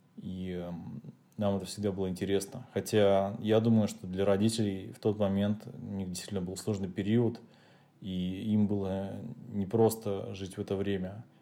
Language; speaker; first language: Russian; native; Russian